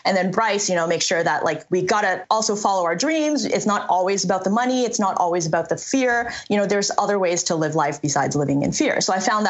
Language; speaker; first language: English; early bilingual, other home language; Chinese